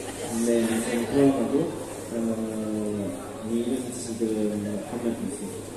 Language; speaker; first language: Korean; non-native, learner; Indonesian